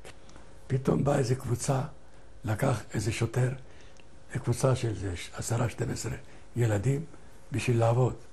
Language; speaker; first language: Hebrew; non-native, fluent; Ladino